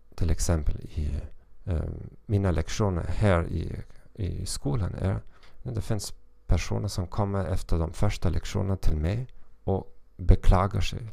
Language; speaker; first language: Swedish; non-native, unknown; German